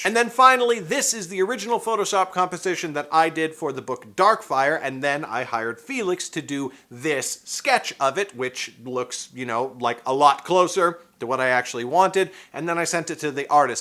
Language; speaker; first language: English; native; English